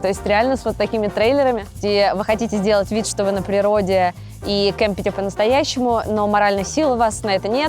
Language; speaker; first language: Russian; native; Russian